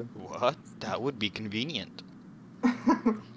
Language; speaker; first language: English; native; English